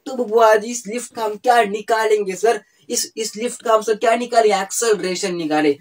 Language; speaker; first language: Hindi; non-native, local second language; Marathi